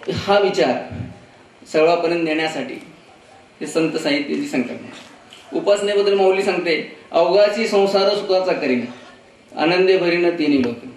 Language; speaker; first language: Marathi; non-native, local second language; Kannada